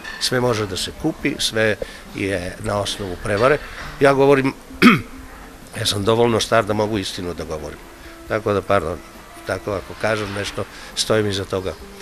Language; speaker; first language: Serbian; non-native, fluent; Slovenian